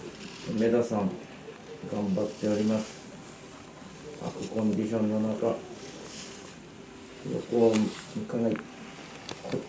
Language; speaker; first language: Japanese; native; Japanese